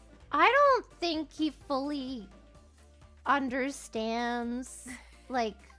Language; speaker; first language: English; native; English